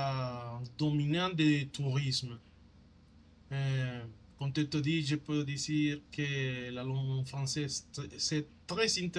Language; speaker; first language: French; non-native, learner; Spanish